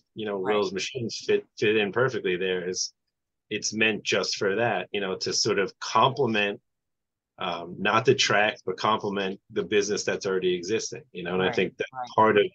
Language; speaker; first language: English; native; English